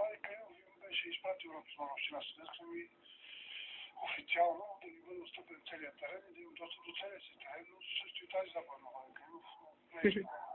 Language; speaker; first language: Bulgarian; native; Bulgarian